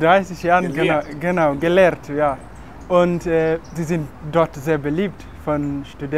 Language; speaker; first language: German; non-native, fluent; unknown